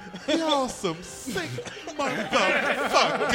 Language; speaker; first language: English; native; English